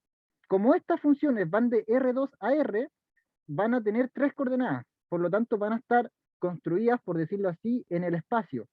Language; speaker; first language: Spanish; native; Spanish